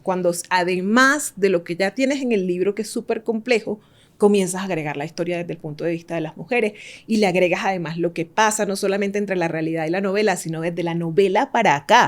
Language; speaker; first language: Spanish; native; Spanish